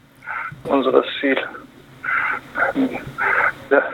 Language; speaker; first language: German; non-native, learner; Kurdish